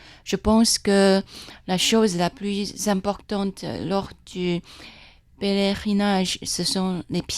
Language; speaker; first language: French; non-native, fluent; Chinese